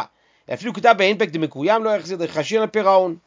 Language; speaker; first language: Hebrew; native; Hebrew